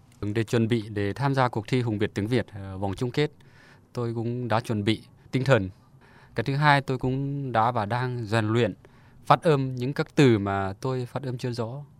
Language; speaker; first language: Vietnamese; non-native, fluent; Lao